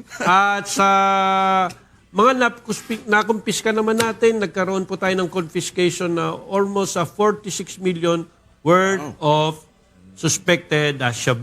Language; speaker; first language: Filipino; native; Filipino